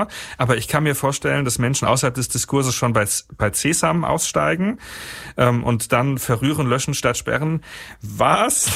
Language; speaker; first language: German; native; German